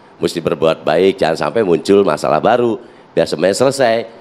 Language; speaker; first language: Indonesian; native; Indonesian